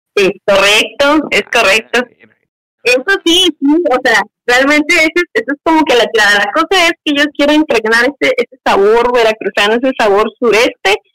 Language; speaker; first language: Spanish; native; Spanish